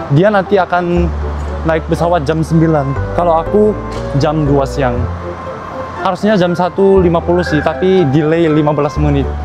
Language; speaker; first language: Indonesian; non-native, fluent; Korean